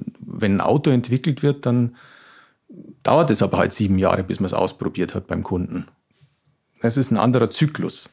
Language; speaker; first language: German; native; German